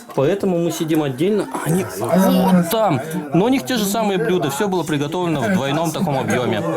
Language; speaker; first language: Russian; native; Russian